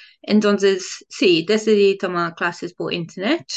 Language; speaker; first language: Spanish; non-native, learner; English